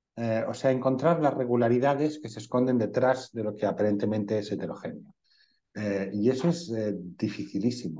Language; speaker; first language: Spanish; native; Spanish